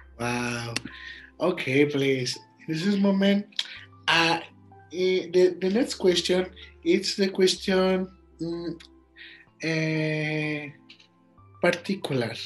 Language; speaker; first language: English; non-native, learner; Spanish